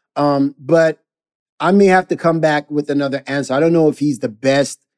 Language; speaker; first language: English; non-native, local second language; Akan